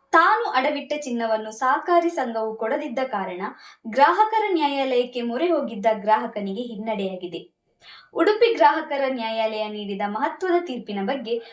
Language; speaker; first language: Kannada; native; Kannada